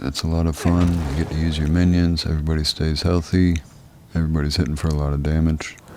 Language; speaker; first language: English; native; English